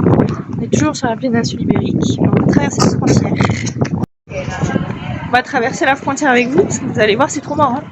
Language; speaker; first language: French; native; French